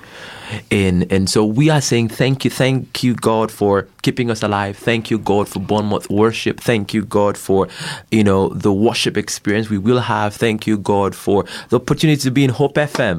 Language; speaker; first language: English; non-native, local second language; Ibibio